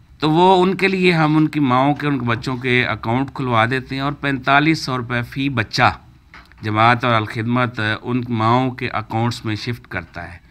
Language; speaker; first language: Urdu; non-native, local second language; Punjabi